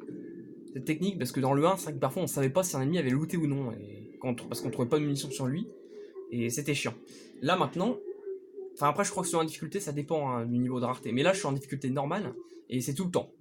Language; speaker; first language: French; native; French